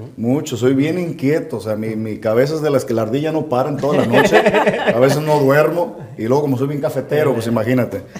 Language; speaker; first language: Spanish; native; Spanish